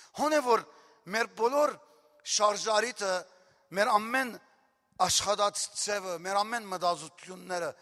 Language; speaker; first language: Armenian; early bilingual, heritage; Armenian